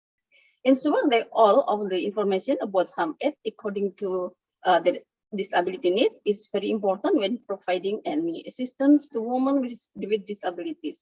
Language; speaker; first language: English; non-native, learner; Indonesian